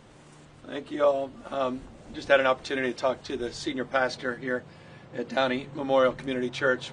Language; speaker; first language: English; native; English